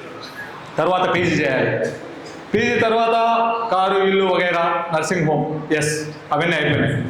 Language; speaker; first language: Telugu; native; Telugu